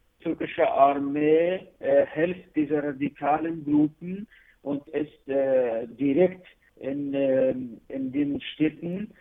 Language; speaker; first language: German; non-native, learner; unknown